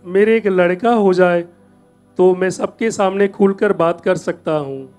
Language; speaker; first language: Hindi; native; Hindi